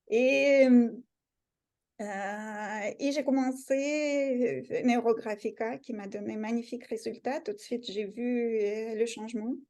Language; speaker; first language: French; non-native, fluent; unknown